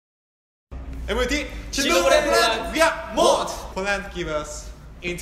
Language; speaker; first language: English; non-native, learner; Korean